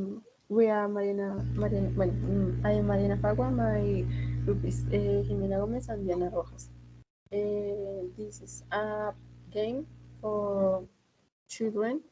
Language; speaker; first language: English; non-native, learner; Spanish